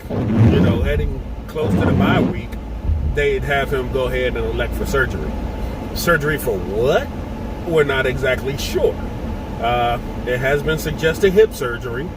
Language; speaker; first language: English; native; English